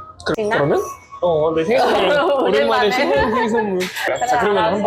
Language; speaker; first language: Korean; native; Korean